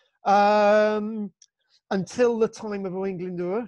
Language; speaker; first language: English; native; English